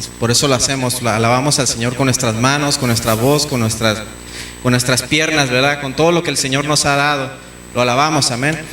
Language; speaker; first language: Spanish; early bilingual, heritage; Spanish